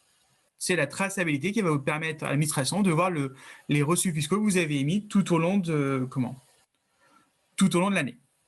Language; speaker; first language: French; native; French